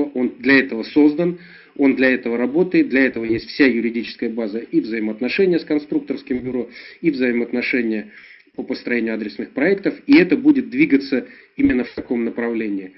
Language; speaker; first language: Russian; native; Russian